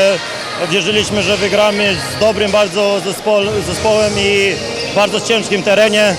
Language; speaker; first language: Polish; non-native, fluent; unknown